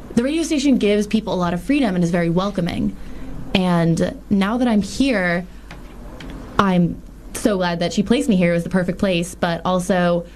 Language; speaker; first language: English; native; English